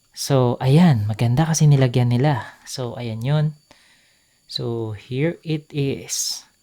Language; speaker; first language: Filipino; native; Filipino